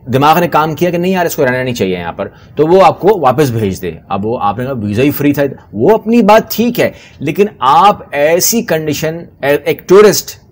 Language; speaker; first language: Urdu; non-native, local second language; Punjabi